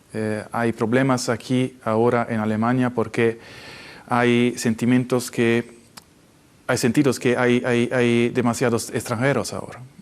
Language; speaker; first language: Spanish; non-native, fluent; Italian